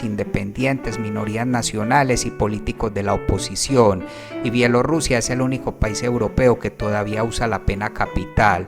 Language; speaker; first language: Spanish; native; Spanish